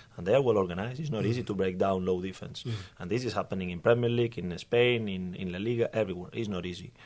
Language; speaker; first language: English; non-native, fluent; Spanish